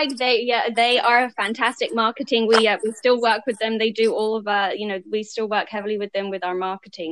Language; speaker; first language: English; native; English